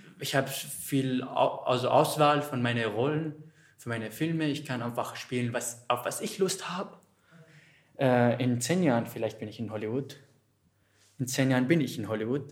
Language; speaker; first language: German; non-native, fluent; Arabic